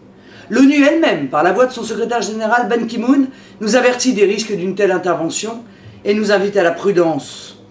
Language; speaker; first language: French; native; French